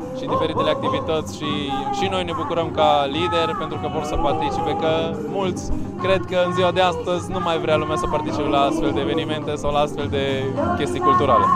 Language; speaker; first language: Romanian; native; Romanian